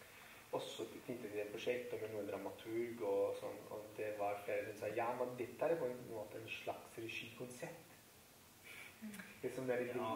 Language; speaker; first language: Norwegian; non-native, fluent; Italian